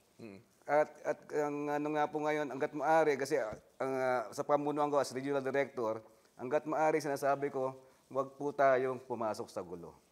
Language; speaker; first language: Filipino; native; Filipino